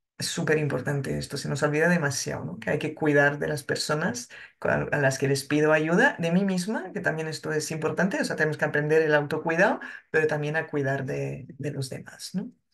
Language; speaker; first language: Spanish; non-native, fluent; French